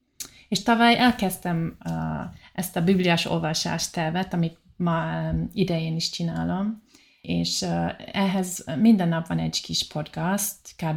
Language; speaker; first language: Hungarian; non-native, learner; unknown